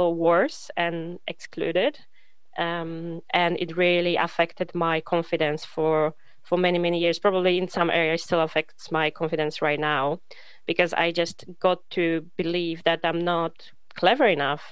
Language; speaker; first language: English; non-native, fluent; Polish